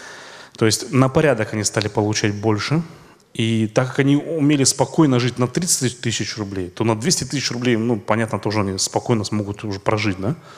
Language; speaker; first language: Russian; native; Russian